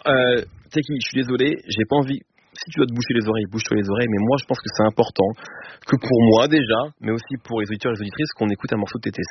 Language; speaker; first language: French; native; French